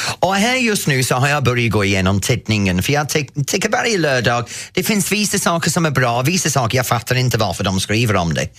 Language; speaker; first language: Swedish; non-native, fluent; English